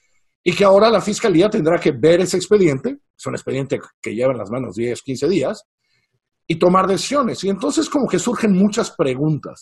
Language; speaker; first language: Spanish; native; Spanish